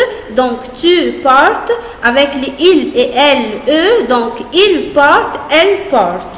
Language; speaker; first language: French; non-native, fluent; Arabic